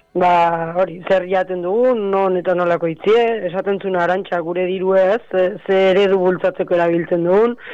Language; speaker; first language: Basque; native; Basque